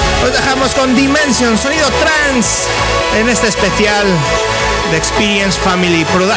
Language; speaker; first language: Spanish; native; Spanish